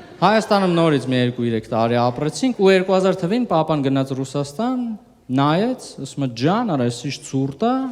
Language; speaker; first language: Armenian; early bilingual, heritage; Armenian